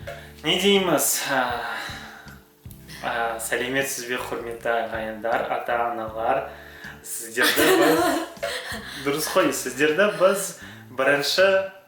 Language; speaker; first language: Kazakh; non-native, local second language; Uyghur